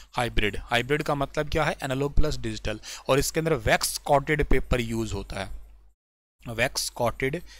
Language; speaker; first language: Hindi; native; Hindi